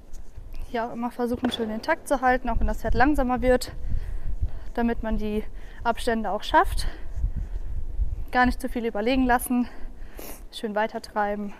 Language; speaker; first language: German; native; German